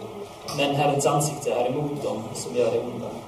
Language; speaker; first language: Swedish; non-native, fluent; English